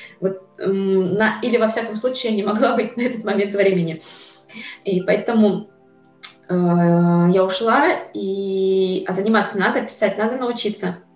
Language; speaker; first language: Russian; native; Russian